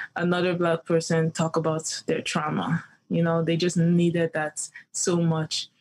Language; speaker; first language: English; early bilingual, other home language; Yoruba